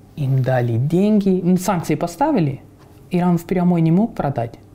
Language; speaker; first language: Russian; non-native, fluent; Persian